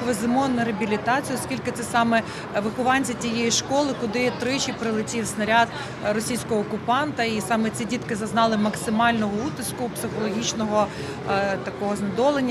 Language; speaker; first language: Ukrainian; native; Ukrainian